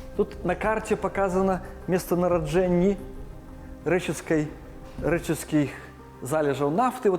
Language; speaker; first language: Belarusian; non-native, local second language; Russian